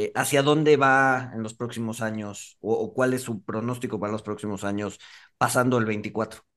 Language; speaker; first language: Spanish; native; Spanish